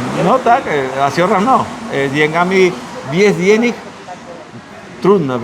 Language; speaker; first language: Russian; non-native, learner; Spanish